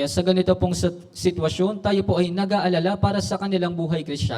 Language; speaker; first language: Filipino; native; Filipino